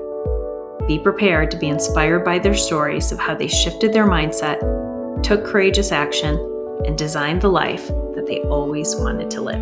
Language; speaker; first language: English; early bilingual, other home language; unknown